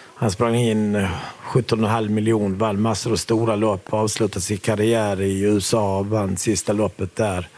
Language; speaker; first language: Swedish; early bilingual, other home language; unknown